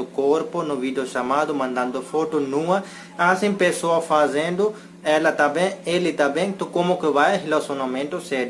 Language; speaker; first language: Portuguese; non-native, learner; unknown